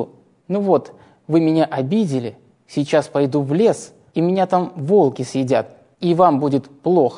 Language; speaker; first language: Russian; native; Russian